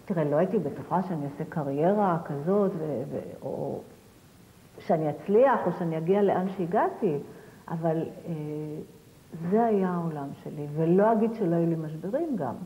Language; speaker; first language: Hebrew; native; Hebrew